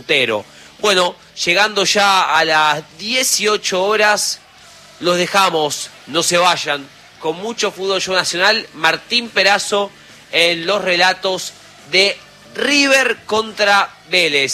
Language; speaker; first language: Spanish; native; Spanish